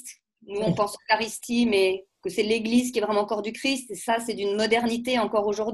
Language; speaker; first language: French; native; French